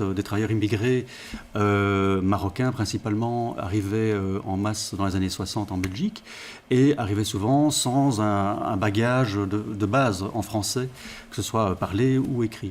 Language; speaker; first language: French; native; French